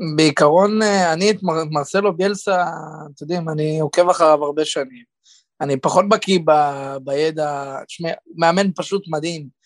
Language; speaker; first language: Hebrew; native; Hebrew